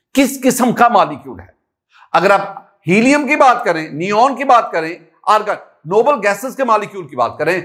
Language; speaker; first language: Urdu; non-native, local second language; Punjabi